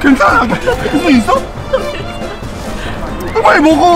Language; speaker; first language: Korean; native; Korean